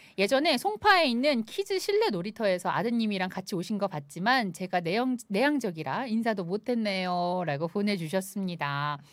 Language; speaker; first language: Korean; native; Korean